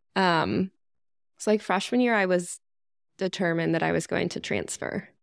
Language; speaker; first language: English; native; English